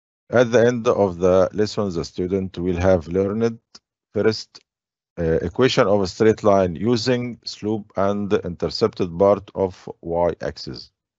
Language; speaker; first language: English; non-native, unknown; Arabic